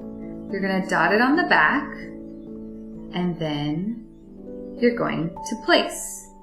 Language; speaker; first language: English; native; English